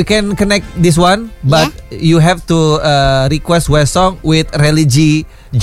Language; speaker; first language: English; non-native, local second language; Indonesian